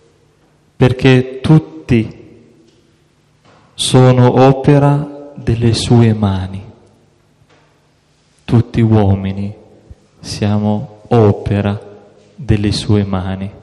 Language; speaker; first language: Italian; non-native, fluent; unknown